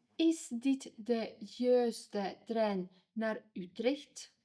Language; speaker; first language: Dutch; non-native, fluent; Ukrainian